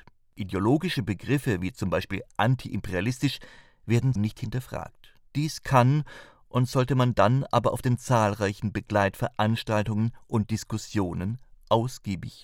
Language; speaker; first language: German; native; German